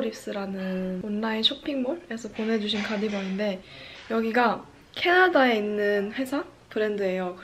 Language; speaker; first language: Korean; early bilingual, heritage; Korean